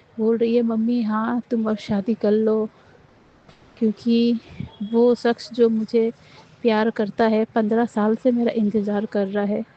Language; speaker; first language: Hindi; non-native, local second language; Nepali